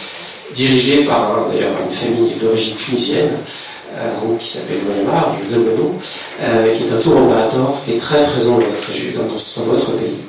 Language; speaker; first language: French; native; French